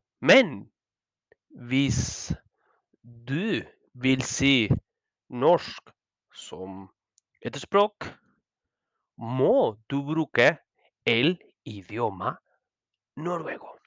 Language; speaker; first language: Norwegian; non-native, learner; Spanish